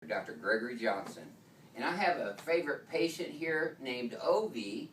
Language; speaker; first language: English; native; English